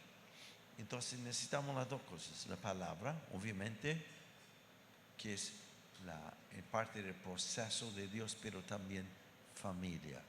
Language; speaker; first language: Spanish; non-native, fluent; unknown